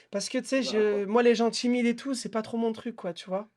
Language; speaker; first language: French; native; French